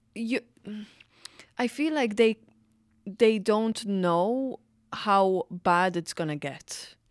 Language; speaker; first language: English; non-native, fluent; Maltese